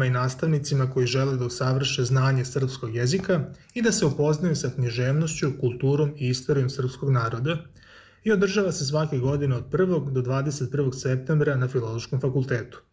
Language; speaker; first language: Serbian; native; Serbian